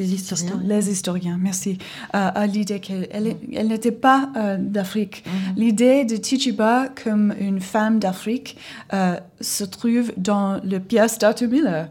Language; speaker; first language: French; non-native, learner; English